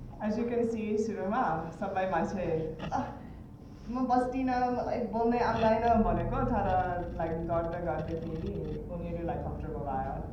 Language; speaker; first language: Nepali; early bilingual, heritage; Nepali